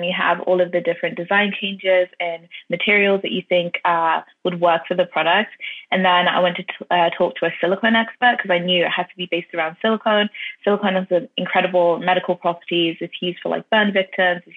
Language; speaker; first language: English; native; English